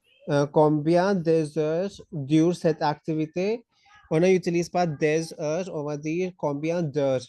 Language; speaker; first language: French; non-native, fluent; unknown